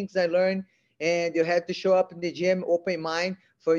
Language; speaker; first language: English; non-native, learner; Portuguese